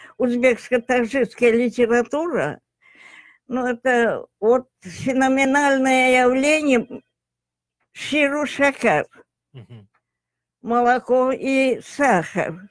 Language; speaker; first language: Russian; non-native, local second language; Tajik